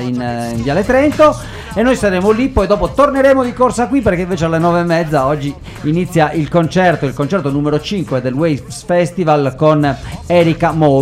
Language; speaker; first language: Italian; native; Italian